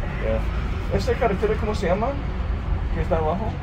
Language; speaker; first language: Spanish; non-native, learner; English